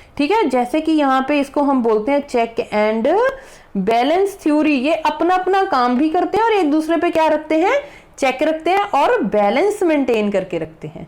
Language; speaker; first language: Hindi; non-native, local second language; Punjabi